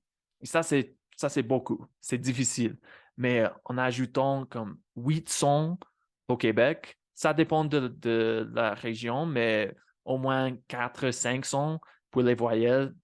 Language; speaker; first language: French; non-native, fluent; English